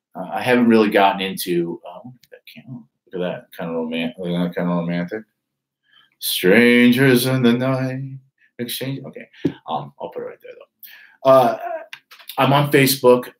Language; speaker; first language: English; native; English